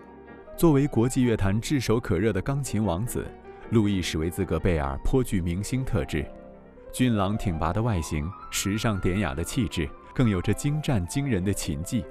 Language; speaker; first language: Chinese; native; Chinese